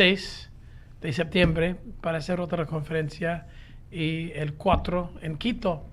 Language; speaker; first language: Spanish; non-native, fluent; English